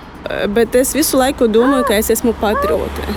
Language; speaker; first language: Latvian; non-native, learner; Russian